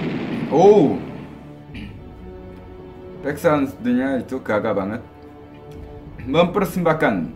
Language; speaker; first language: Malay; non-native, fluent; Korean